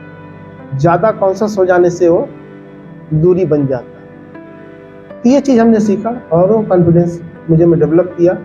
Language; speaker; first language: Hindi; native; Hindi